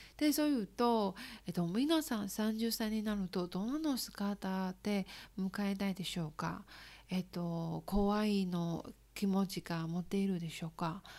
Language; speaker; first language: Japanese; non-native, learner; Chinese